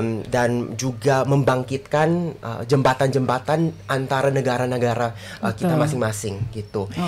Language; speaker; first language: Indonesian; non-native, fluent; English